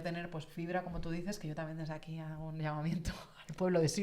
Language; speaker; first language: Spanish; native; Spanish